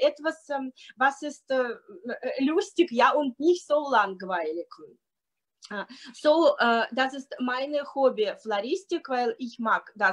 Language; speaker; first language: German; non-native, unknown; Russian